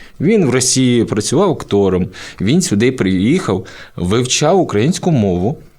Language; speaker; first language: Ukrainian; native; Ukrainian